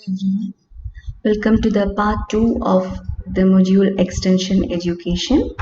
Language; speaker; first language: English; non-native, local second language; Malayalam